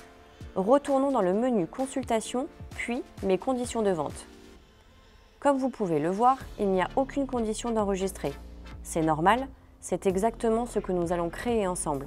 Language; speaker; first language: French; native; French